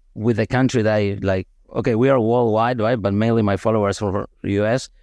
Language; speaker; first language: English; non-native, fluent; Spanish